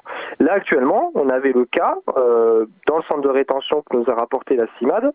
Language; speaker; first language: French; native; French